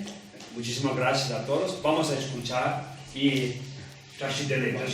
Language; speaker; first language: Spanish; non-native, learner; Tibetan